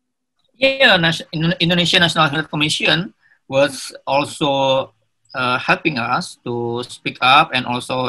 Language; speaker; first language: English; non-native, learner; Indonesian